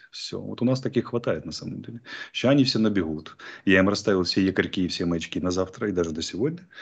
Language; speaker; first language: Russian; native; Russian